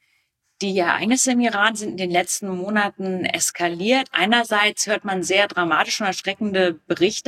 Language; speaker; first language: German; native; German